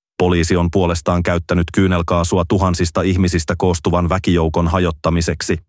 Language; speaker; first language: Finnish; native; Finnish